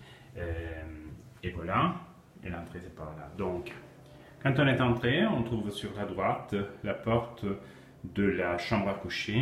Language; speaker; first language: French; non-native, fluent; Italian